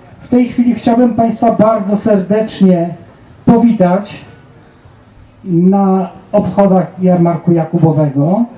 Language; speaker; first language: Polish; native; Polish